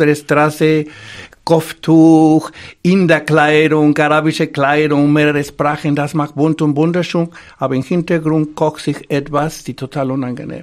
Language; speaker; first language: German; non-native, fluent; Spanish